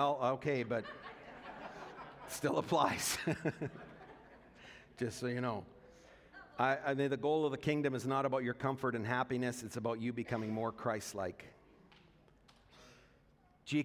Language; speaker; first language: English; native; English